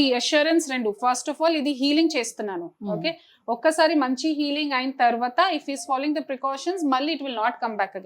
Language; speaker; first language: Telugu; non-native, fluent; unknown